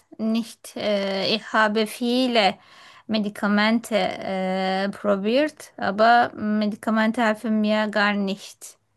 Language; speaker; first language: German; non-native, fluent; Turkish